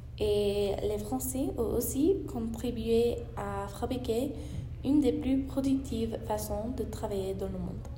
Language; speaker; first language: French; non-native, learner; English